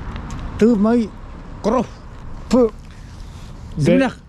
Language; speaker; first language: Russian; non-native, local second language; Tuvinian